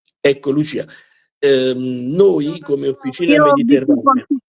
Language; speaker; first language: Italian; native; Italian